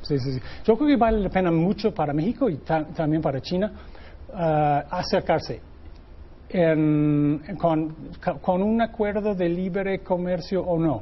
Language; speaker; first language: Spanish; non-native, fluent; English